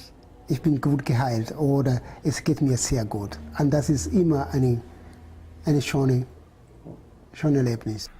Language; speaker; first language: German; non-native, fluent; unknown